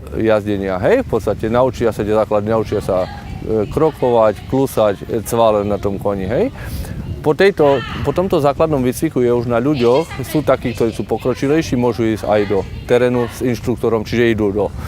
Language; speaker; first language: Slovak; native; Slovak